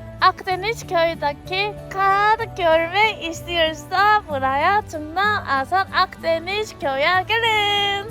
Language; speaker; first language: Turkish; non-native, learner; Korean